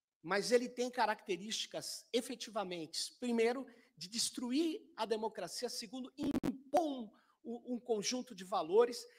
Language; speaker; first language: Portuguese; native; Portuguese